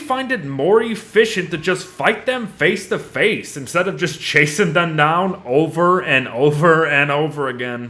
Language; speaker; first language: English; native; English